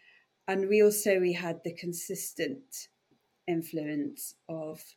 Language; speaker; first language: English; native; English